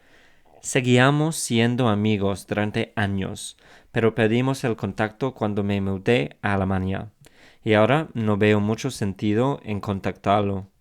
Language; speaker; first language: Spanish; non-native, fluent; English